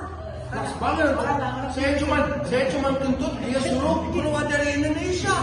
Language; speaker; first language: Indonesian; non-native, learner; English